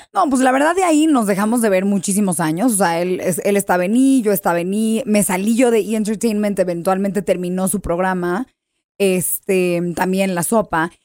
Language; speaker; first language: Spanish; early bilingual, heritage; English